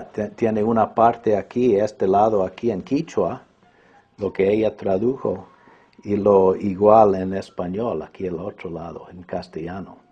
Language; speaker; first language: Spanish; early bilingual, other home language; English